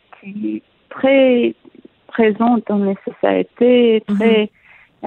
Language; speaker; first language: French; non-native, learner; Arabic